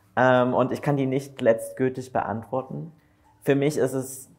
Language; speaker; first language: German; native; German